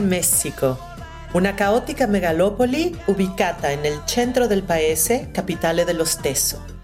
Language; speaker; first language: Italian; early bilingual, heritage; Spanish